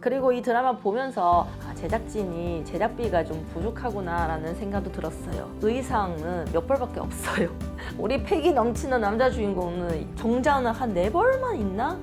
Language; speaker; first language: Korean; non-native, fluent; Chinese